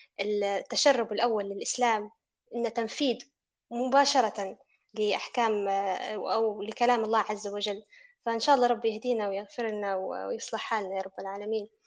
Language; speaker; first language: Arabic; native; Arabic